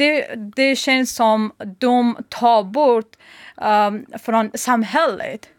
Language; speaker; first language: Swedish; non-native, learner; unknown